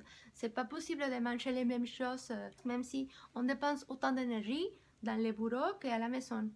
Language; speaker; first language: French; non-native, fluent; Spanish